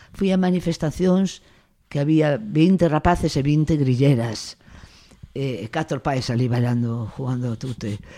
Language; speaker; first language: Galician; non-native, local second language; Spanish